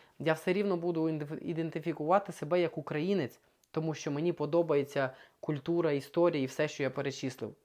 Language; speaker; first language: Ukrainian; native; Ukrainian